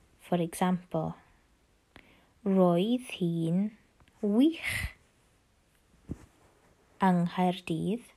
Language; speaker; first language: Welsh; non-native, learner; English